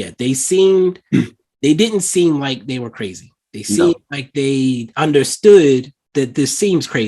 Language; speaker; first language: English; native; English